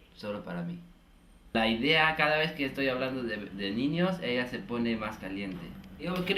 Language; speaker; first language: Spanish; non-native, fluent; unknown